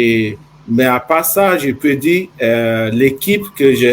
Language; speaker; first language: French; non-native, fluent; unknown